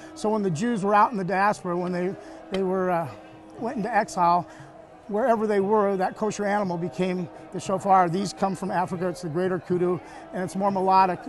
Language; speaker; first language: English; native; English